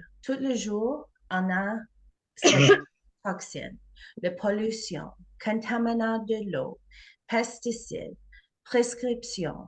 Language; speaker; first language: French; non-native, learner; English